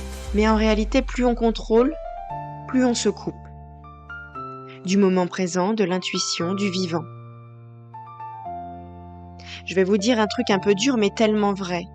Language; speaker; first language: French; native; French